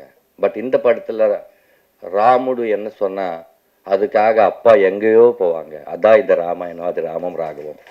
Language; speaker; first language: Tamil; non-native, local second language; Telugu